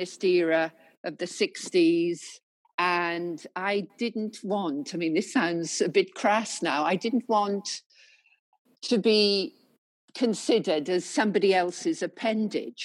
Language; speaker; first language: English; native; English